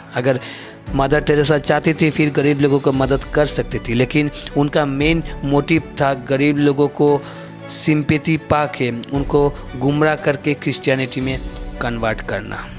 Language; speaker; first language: Hindi; non-native, local second language; Bangla